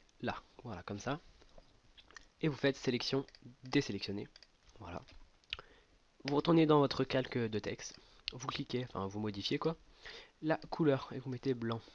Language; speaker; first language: French; native; French